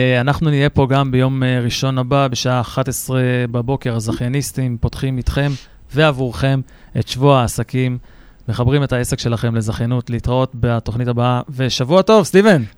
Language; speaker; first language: Hebrew; native; Hebrew